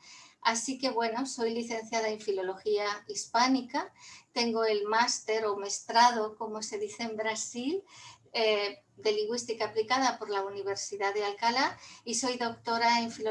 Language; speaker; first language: Spanish; native; Spanish